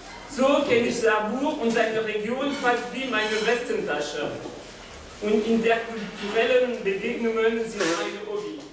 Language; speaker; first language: German; non-native, fluent; French